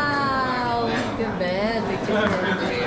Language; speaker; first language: Italian; non-native, fluent; Filipino